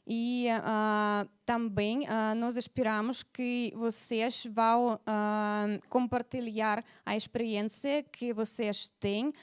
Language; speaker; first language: Portuguese; non-native, fluent; Russian